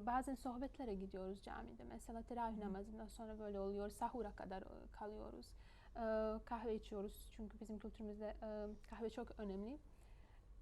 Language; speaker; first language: Turkish; non-native, fluent; Bosnian